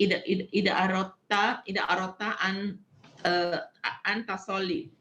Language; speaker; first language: Arabic; non-native, learner; Indonesian